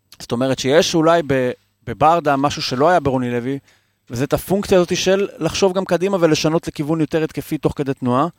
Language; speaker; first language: Hebrew; native; Hebrew